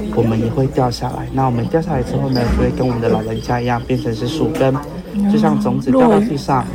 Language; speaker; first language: Chinese; native; Chinese